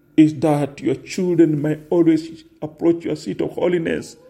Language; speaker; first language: English; non-native, local second language; Swahili